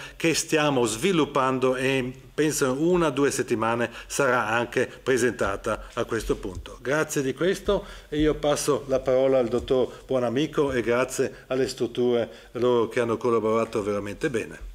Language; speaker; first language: Italian; non-native, local second language; German